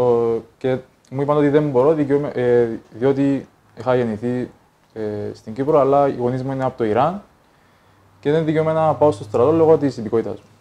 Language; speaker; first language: Greek; early bilingual, other home language; Persian